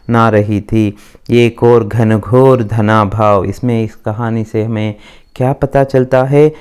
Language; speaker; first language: Hindi; non-native, local second language; Kannada